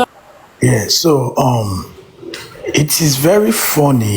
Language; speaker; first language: English; non-native, local second language; Yoruba